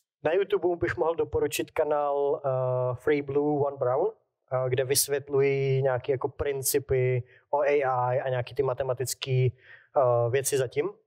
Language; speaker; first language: Czech; native; Czech